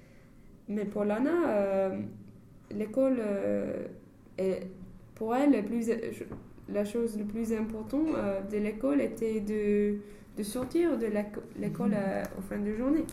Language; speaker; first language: French; non-native, fluent; English